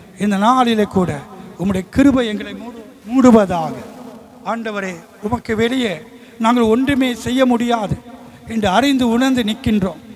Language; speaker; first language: Tamil; early bilingual, heritage; Tamil